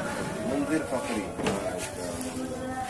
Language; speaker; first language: Arabic; non-native, fluent; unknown